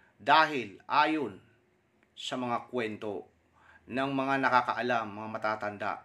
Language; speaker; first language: Filipino; non-native, local second language; Surigaonon